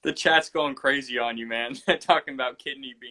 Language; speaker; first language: English; native; English